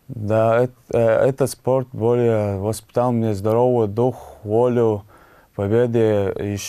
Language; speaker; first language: Russian; non-native, local second language; Chechen